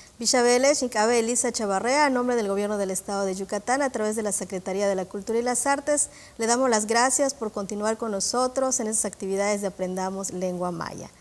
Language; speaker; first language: Spanish; non-native, local second language; Yucateco